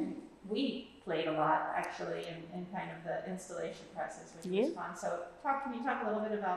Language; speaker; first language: English; native; English